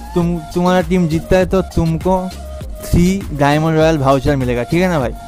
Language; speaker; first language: Hindi; non-native, local second language; Bangla